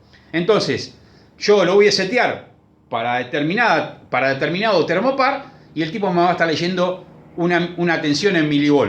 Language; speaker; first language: Spanish; native; Spanish